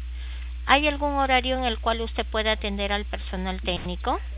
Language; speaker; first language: Spanish; native; Spanish